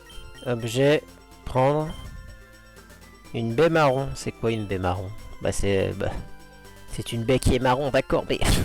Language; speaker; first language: French; native; French